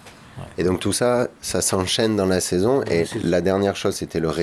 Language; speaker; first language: French; native; French